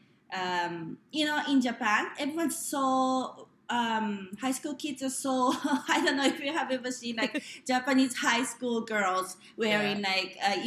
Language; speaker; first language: English; non-native, fluent; Japanese